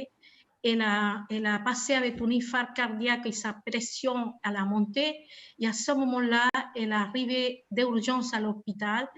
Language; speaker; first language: French; non-native, fluent; Spanish